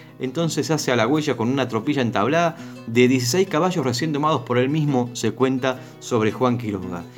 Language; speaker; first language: Spanish; native; Spanish